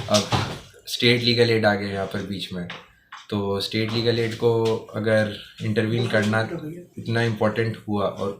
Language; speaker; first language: Hindi; non-native, local second language; Bangla